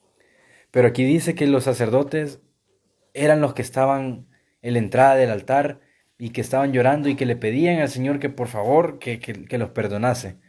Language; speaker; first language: Spanish; native; Spanish